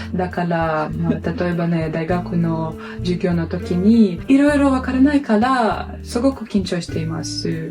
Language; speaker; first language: Japanese; non-native, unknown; Russian